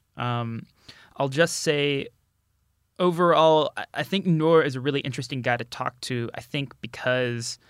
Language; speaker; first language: English; native; English